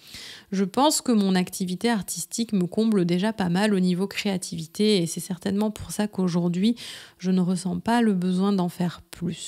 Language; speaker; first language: French; native; French